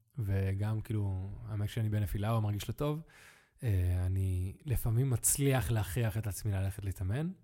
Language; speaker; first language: Hebrew; early bilingual, other home language; Spanish